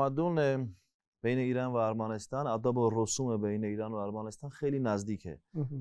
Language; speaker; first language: Persian; non-native, fluent; Armenian